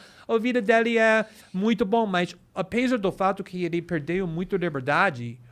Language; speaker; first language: Portuguese; non-native, fluent; English